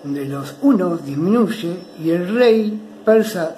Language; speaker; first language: Spanish; native; Spanish